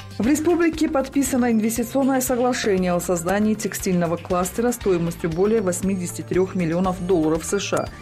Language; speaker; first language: Russian; non-native, local second language; Tajik